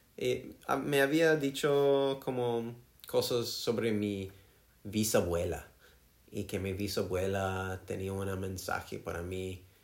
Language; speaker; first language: Spanish; non-native, learner; English